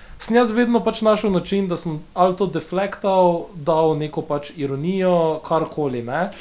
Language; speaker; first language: Slovenian; non-native, local second language; Albanian